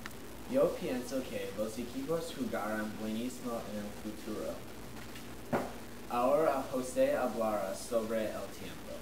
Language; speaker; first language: Spanish; non-native, learner; English